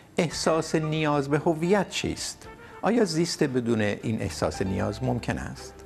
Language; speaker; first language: Persian; native; Persian